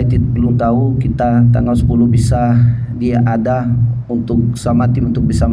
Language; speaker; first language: Indonesian; non-native, fluent; Portuguese